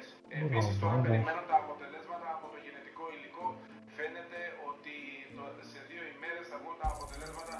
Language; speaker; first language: Greek; native; Greek